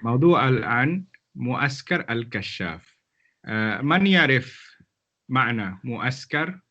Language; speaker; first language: Arabic; non-native, fluent; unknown